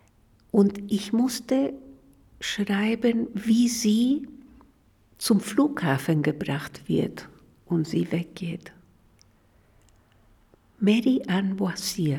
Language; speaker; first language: German; non-native, fluent; Spanish